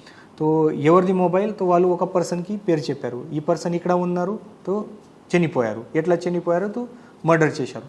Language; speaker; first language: Telugu; non-native, learner; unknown